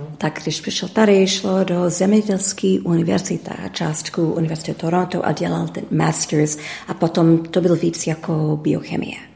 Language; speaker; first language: Czech; early bilingual, heritage; English